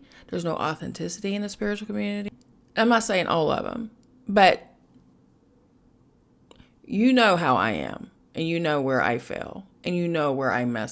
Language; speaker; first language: English; native; English